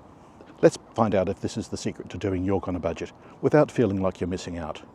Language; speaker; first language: English; native; English